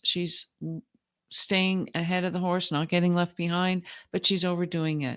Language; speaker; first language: English; native; English